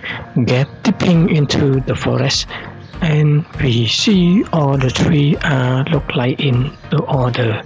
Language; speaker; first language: English; non-native, learner; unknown